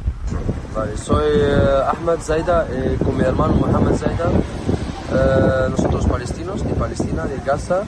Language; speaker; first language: Spanish; non-native, learner; Arabic